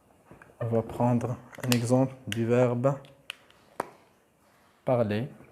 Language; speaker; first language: French; non-native, local second language; Arabic